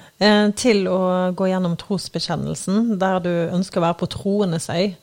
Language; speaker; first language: Norwegian; native; Norwegian